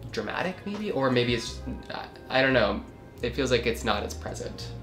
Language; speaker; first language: English; native; English